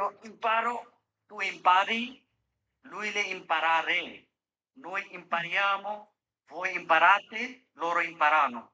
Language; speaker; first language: Italian; non-native, learner; Bangla